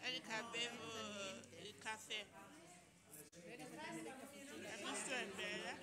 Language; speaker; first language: Italian; non-native, learner; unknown